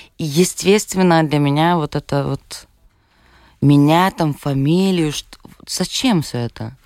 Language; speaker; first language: Russian; non-native, fluent; Lithuanian